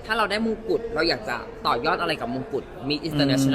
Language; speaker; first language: Thai; native; Thai